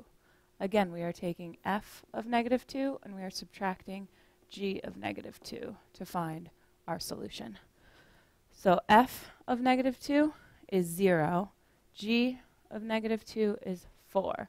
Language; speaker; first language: English; native; English